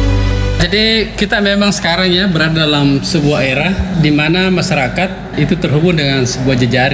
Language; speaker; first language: Indonesian; native; Indonesian